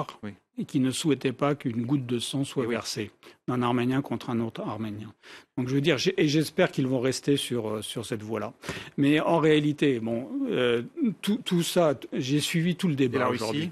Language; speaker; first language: French; native; French